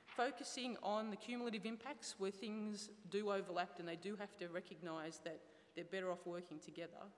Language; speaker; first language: English; native; English